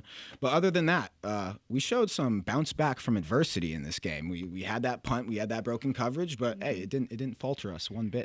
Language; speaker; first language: English; native; English